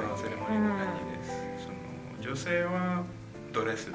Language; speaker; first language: Japanese; non-native, learner; Spanish